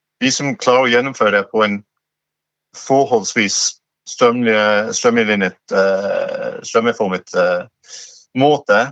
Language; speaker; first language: Norwegian; non-native, fluent; English